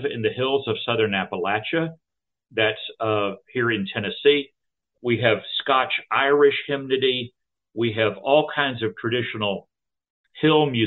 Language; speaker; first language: English; native; English